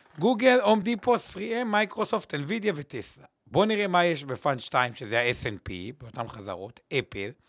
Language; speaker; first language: Hebrew; native; Hebrew